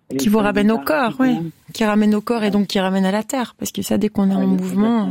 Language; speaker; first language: French; native; French